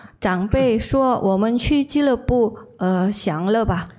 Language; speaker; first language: Chinese; non-native, learner; Indonesian